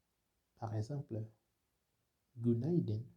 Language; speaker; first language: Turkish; non-native, fluent; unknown